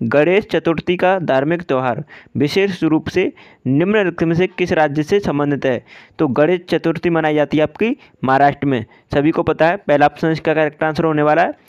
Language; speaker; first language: Hindi; native; Hindi